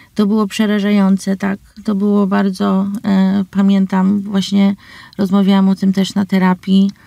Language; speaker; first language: Polish; early bilingual, heritage; English